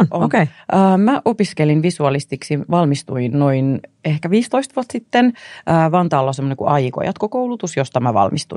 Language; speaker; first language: Finnish; native; Finnish